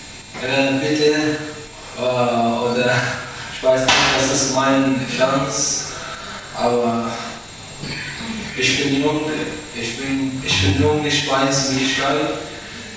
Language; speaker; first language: German; non-native, learner; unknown